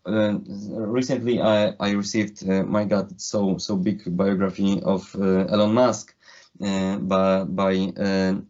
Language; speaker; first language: English; non-native, fluent; Polish